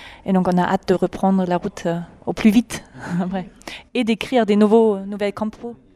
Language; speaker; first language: French; non-native, fluent; German